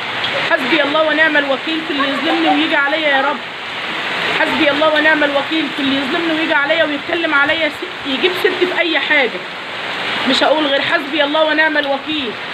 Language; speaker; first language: Arabic; native; Arabic